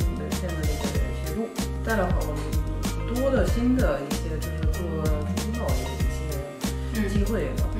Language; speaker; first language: Chinese; non-native, fluent; German